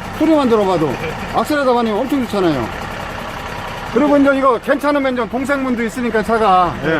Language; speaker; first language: Korean; native; Korean